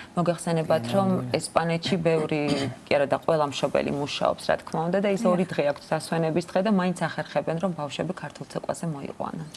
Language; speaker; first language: Georgian; native; Georgian